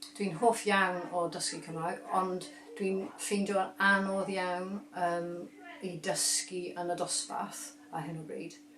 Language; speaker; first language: Welsh; non-native, local second language; English